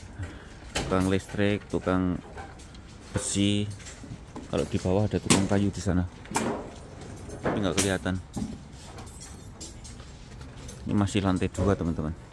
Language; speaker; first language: Indonesian; non-native, local second language; Javanese